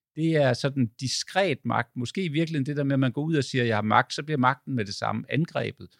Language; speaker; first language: Danish; native; Danish